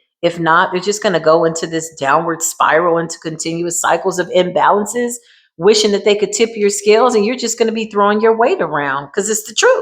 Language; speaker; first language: English; native; English